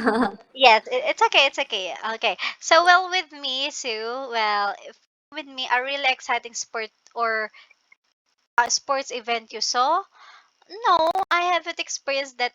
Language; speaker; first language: English; non-native, local second language; Filipino